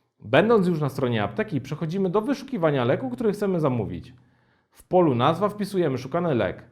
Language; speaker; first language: Polish; native; Polish